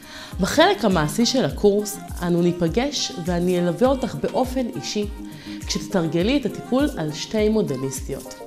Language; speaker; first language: Hebrew; native; Hebrew